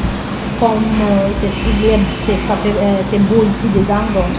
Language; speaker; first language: French; non-native, local second language; English